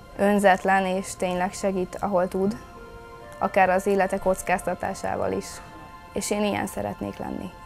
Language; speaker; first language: Hungarian; native; Hungarian